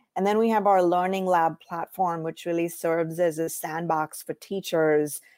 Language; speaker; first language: English; non-native, local second language; Tamil